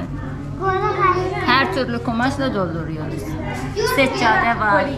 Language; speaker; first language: Turkish; non-native, fluent; Turkmen